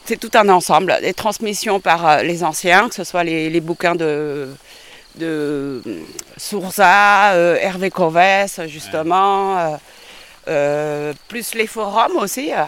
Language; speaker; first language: French; early bilingual, other home language; Khmer